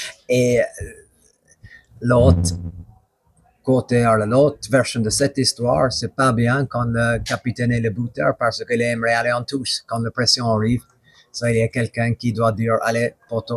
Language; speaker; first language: French; non-native, fluent; English